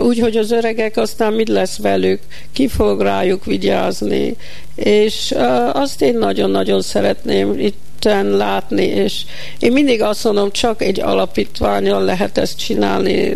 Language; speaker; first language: Hungarian; early bilingual, heritage; Hungarian